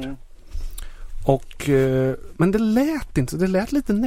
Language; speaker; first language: Swedish; native; Swedish